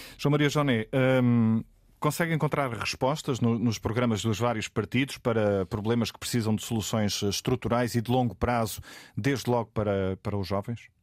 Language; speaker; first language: Portuguese; native; Portuguese